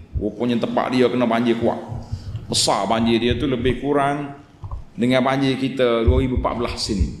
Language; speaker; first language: Malay; native; Malay